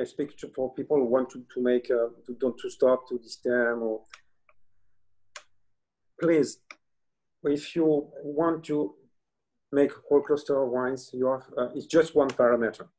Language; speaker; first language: English; non-native, learner; French